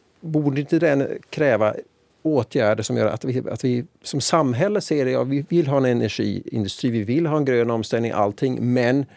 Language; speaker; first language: Swedish; native; Swedish